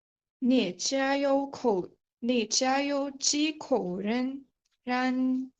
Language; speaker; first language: Chinese; non-native, learner; Urdu